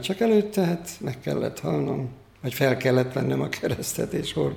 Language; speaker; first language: Hungarian; native; Hungarian